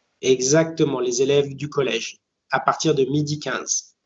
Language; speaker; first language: French; native; French